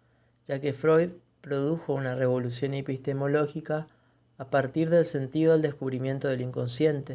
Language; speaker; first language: Spanish; native; Spanish